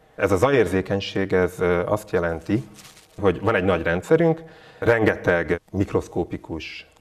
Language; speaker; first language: Hungarian; native; Hungarian